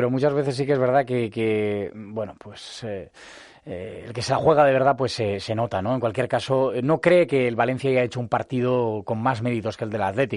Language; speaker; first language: Spanish; native; Spanish